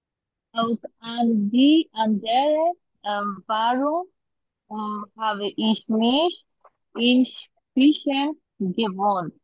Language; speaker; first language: German; non-native, learner; Bangla